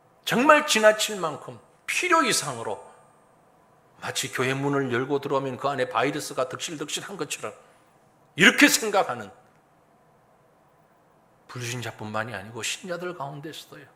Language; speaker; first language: Korean; native; Korean